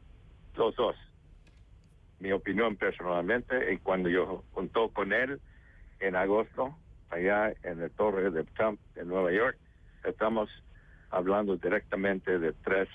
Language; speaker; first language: Spanish; early bilingual, heritage; Spanish